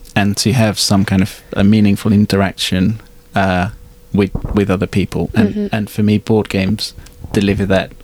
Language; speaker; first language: English; non-native, fluent; Hungarian